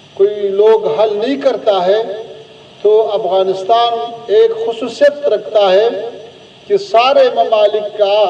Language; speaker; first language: Hindi; non-native, fluent; Pashto